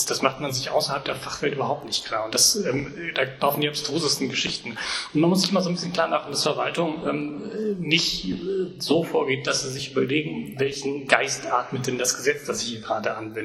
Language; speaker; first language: German; native; German